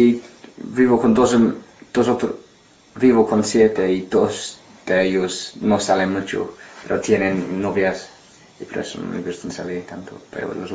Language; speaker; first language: Spanish; non-native, learner; English